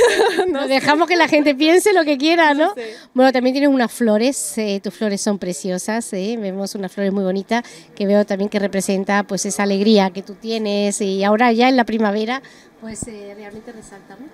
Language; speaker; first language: Spanish; native; Spanish